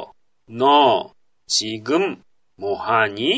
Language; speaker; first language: Korean; non-native, fluent; Japanese